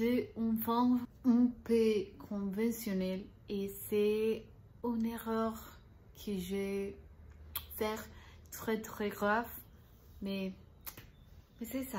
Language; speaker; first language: French; non-native, learner; Spanish